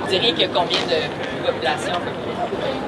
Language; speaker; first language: French; native; French